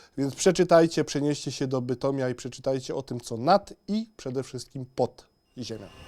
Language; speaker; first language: Polish; native; Polish